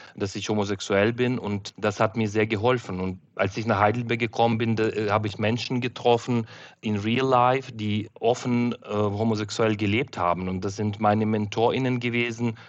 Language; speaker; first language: German; non-native, fluent; Ukrainian